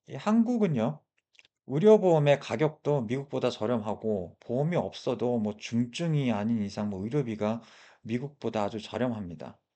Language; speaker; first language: Korean; early bilingual, heritage; Korean